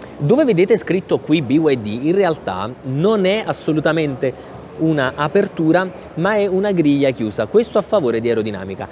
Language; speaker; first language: Italian; native; Italian